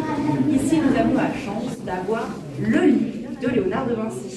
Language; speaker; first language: French; native; French